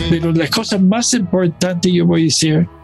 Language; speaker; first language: Spanish; non-native, fluent; English